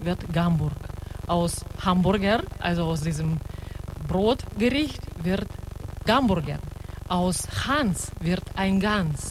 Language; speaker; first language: German; non-native, fluent; Russian